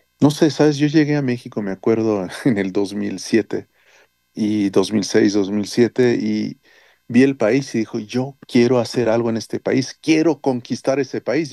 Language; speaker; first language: Spanish; early bilingual, heritage; French